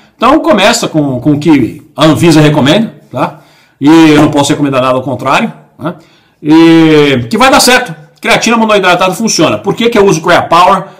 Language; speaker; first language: Portuguese; native; Portuguese